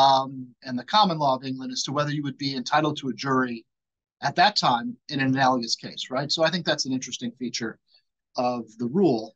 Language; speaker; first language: English; native; English